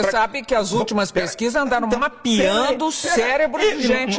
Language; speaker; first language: Portuguese; native; Portuguese